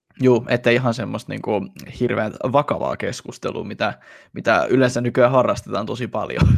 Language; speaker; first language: Finnish; native; Finnish